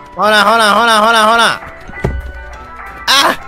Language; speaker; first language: Japanese; native; Japanese